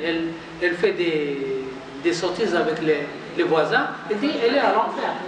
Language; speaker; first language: French; non-native, local second language; Arabic